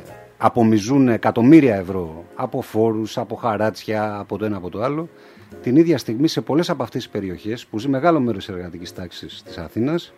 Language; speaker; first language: Greek; native; Greek